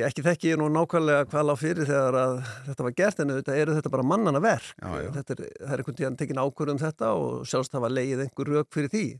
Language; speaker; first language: Icelandic; native; Icelandic